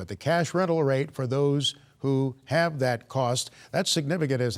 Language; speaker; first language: English; native; English